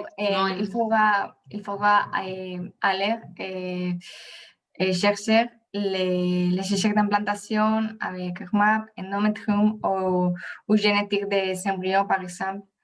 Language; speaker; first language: French; non-native, fluent; Spanish